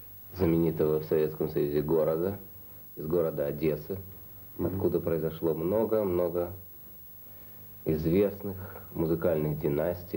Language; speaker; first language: Russian; native; Russian